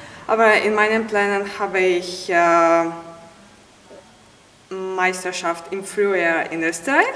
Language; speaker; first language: German; non-native, fluent; Latvian